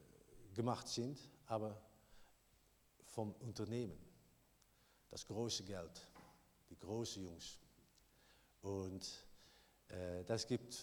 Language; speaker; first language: German; non-native, learner; Dutch